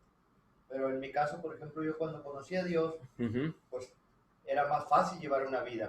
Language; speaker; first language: Spanish; native; Spanish